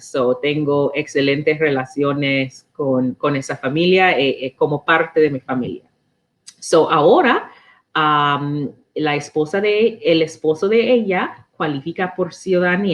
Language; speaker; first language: Spanish; non-native, learner; English